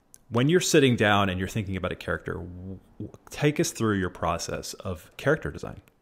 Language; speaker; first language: English; early bilingual, other home language; Italian